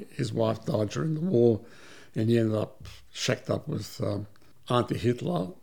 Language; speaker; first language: English; early bilingual, other home language; Serbian